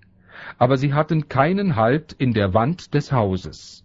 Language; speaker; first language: German; native; German